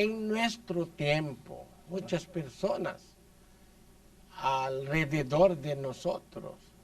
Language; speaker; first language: Spanish; non-native, learner; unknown